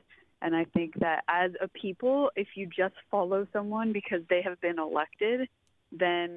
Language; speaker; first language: English; native; English